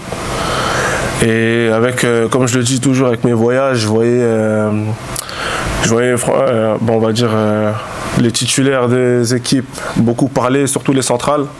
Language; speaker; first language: French; native; French